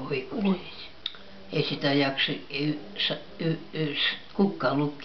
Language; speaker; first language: Finnish; early bilingual, heritage; Finnish